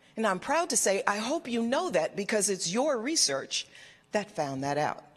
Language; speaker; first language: English; native; English